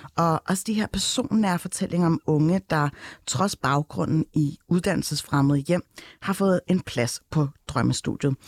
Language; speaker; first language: Danish; early bilingual, other home language; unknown